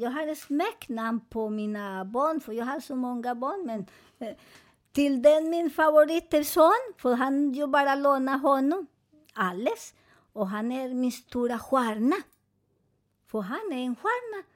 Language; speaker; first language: Swedish; non-native, fluent; Spanish